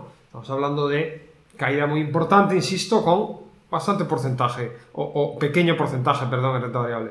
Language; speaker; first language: Spanish; native; Spanish